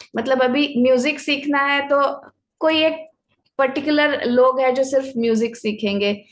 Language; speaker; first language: Hindi; non-native, local second language; Marathi